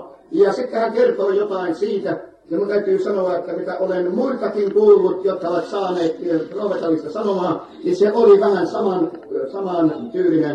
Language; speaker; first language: Finnish; native; Finnish